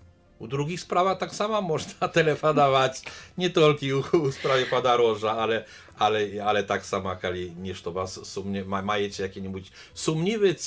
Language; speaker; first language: Polish; non-native, learner; Belarusian